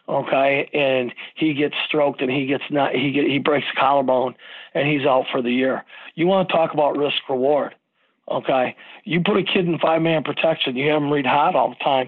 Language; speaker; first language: English; native; English